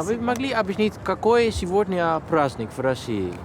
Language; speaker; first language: Russian; non-native, learner; Dutch